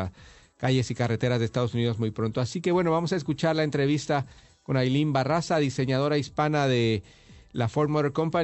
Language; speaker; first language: Spanish; native; Spanish